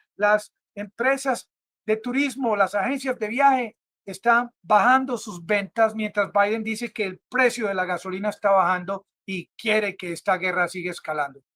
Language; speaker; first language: Spanish; native; Spanish